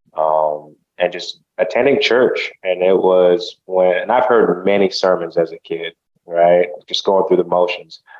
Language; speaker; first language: English; early bilingual, other home language; Haitian Creole